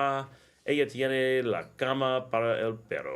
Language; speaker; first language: Spanish; non-native, learner; English